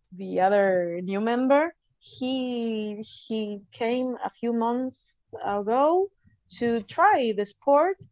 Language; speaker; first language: English; non-native, fluent; Spanish